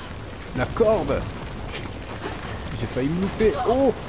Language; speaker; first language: French; native; French